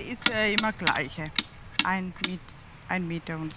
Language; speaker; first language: German; non-native, learner; Tamil